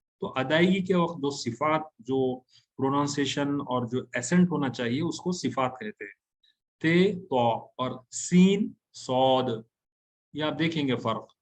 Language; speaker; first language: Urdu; native; Urdu